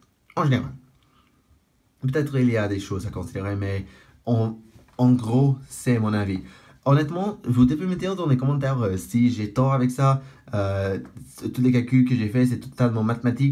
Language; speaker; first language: French; non-native, fluent; English